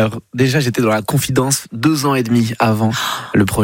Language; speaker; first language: French; native; French